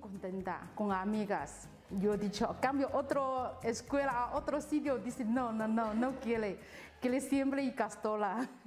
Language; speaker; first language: Spanish; non-native, learner; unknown